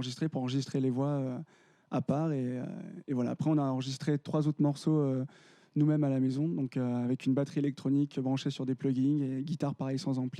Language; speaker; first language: French; native; French